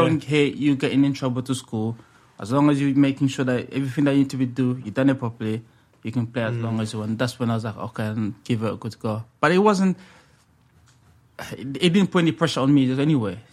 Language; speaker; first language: English; early bilingual, other home language; French